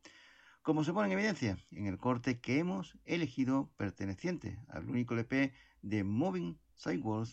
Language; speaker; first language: Spanish; native; Spanish